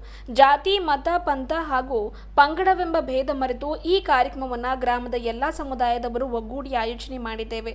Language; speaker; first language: Kannada; native; Kannada